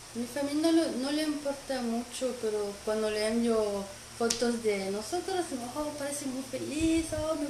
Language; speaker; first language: Spanish; non-native, fluent; French